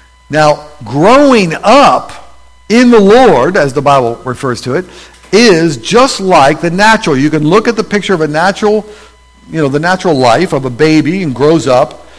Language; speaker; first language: English; native; English